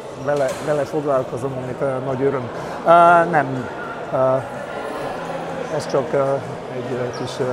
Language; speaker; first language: Hungarian; non-native, fluent; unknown